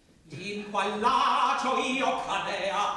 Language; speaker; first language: Italian; non-native, fluent; English